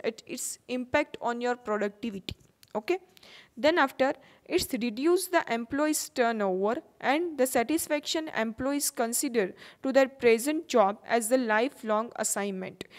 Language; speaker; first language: English; non-native, local second language; Gujarati